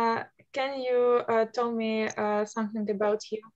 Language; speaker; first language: English; non-native, learner; Russian